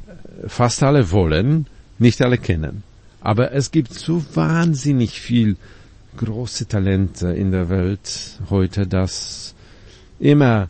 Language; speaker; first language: German; non-native, fluent; Polish